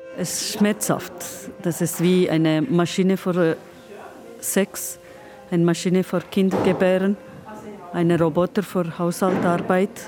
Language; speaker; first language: German; non-native, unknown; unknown